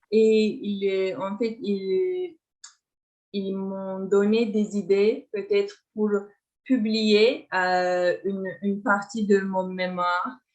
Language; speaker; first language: French; non-native, fluent; Turkish